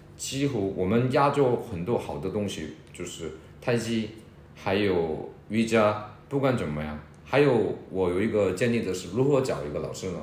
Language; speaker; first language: Chinese; non-native, fluent; Korean